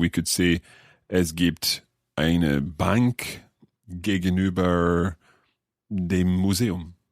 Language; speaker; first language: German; non-native, learner; English